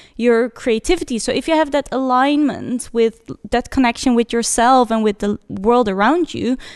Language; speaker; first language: English; non-native, fluent; Dutch